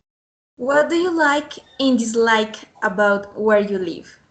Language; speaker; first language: English; non-native, fluent; Spanish